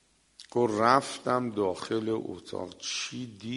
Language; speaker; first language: Persian; native; Persian